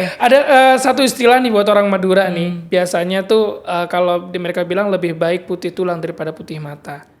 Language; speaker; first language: Indonesian; early bilingual, heritage; Madurese